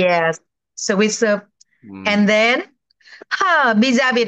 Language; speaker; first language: English; non-native, learner; Vietnamese